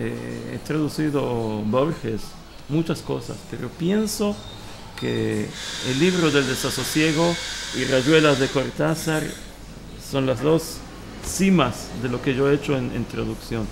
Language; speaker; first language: Spanish; early bilingual, heritage; Hebrew